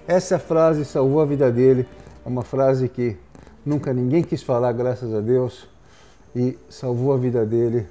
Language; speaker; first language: Portuguese; native; Portuguese